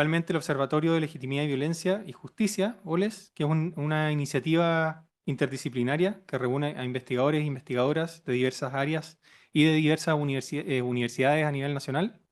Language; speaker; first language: Spanish; native; Spanish